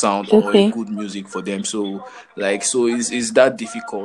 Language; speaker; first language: English; non-native, local second language; Yoruba